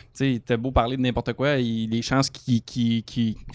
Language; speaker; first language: French; native; French